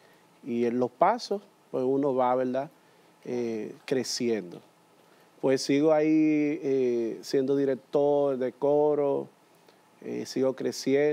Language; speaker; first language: Spanish; native; Spanish